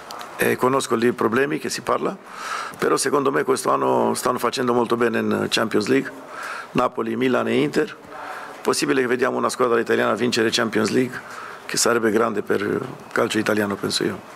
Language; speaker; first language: Italian; non-native, fluent; Romanian